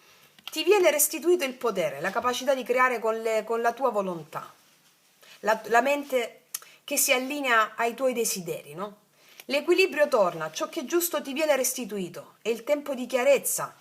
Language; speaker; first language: Italian; native; Italian